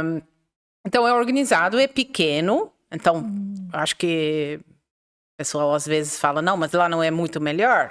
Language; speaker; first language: Portuguese; non-native, fluent; Dutch